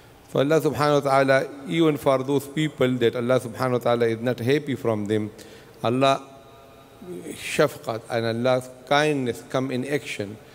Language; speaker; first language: English; non-native, local second language; Urdu